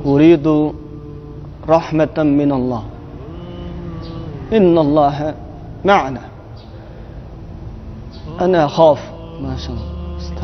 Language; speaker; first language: Arabic; non-native, learner; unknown